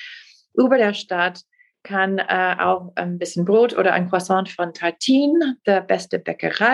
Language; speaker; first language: German; non-native, fluent; English